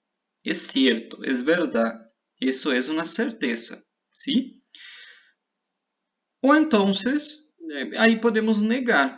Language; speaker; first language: Spanish; non-native, fluent; Portuguese